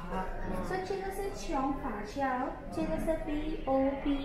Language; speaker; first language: Chinese; non-native, learner; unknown